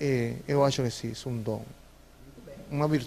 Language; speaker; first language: Portuguese; non-native, fluent; Spanish